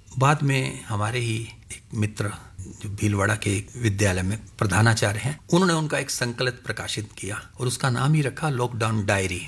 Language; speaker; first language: Hindi; non-native, local second language; Punjabi